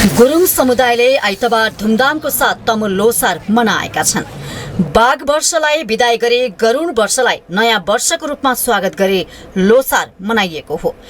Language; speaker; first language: Nepali; native; Nepali